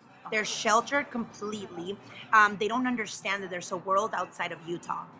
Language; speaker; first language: English; early bilingual, other home language; Spanish